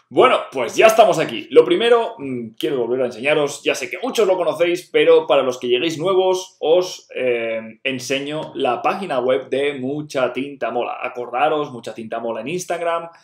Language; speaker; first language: Spanish; native; Spanish